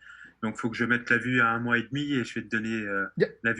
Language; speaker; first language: French; native; French